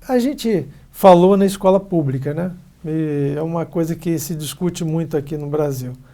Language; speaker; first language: Portuguese; native; Portuguese